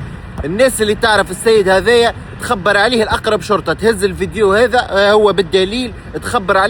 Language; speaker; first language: Arabic; native; Arabic